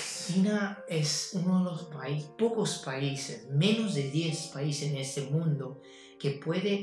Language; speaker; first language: Spanish; non-native, fluent; Chinese